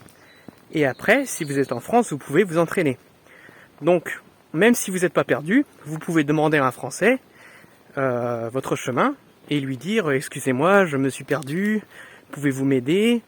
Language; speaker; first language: French; native; French